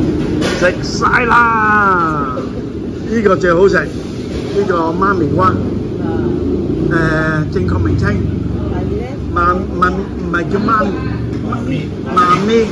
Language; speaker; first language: Cantonese; native; Cantonese